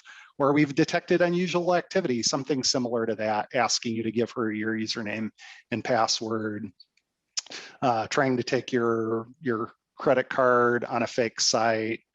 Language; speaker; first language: English; native; English